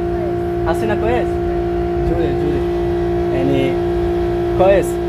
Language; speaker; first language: Arabic; non-native, learner; Bangla